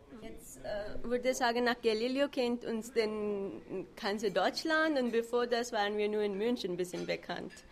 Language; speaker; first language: German; non-native, fluent; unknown